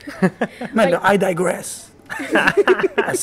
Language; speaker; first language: Portuguese; native; Portuguese